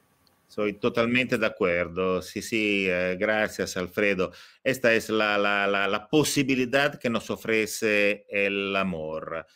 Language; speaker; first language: Spanish; non-native, fluent; Italian